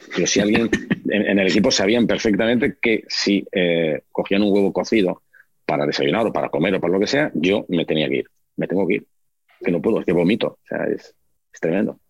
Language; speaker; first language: Spanish; native; Spanish